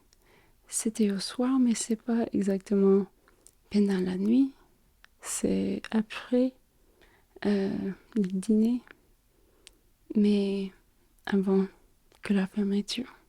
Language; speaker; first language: French; non-native, learner; English